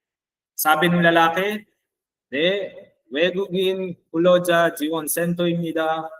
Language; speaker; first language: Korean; non-native, fluent; Filipino